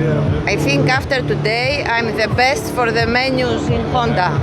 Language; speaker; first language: English; non-native, learner; Serbian